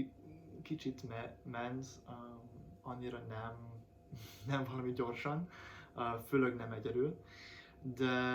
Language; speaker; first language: Hungarian; non-native, fluent; English